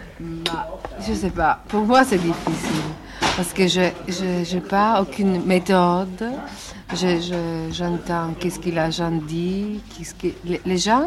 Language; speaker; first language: French; non-native, learner; Italian